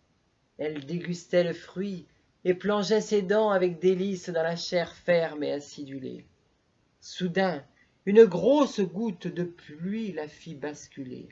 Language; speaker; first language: French; native; French